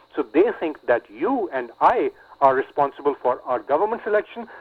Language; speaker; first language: English; non-native, local second language; Urdu